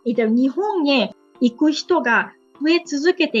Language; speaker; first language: Japanese; non-native, fluent; Portuguese